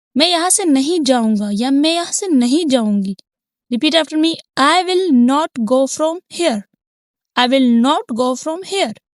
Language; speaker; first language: Hindi; native; Hindi